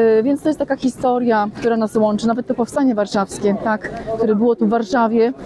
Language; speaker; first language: Polish; native; Polish